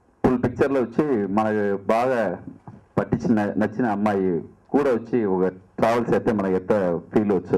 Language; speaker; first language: Telugu; non-native, learner; Tamil